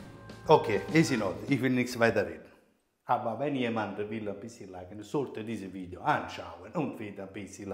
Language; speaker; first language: German; non-native, fluent; Italian